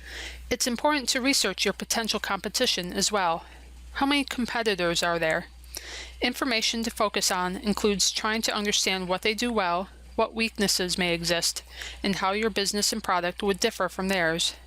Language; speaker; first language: English; native; English